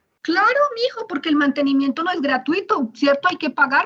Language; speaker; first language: Spanish; native; Spanish